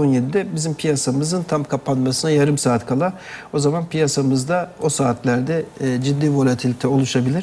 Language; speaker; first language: Turkish; native; Turkish